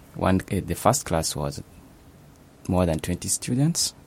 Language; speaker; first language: English; non-native, local second language; Kinyarwanda